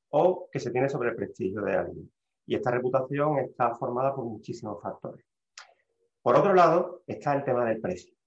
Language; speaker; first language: Spanish; native; Spanish